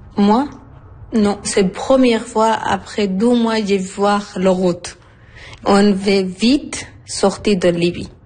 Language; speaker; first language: French; non-native, learner; Arabic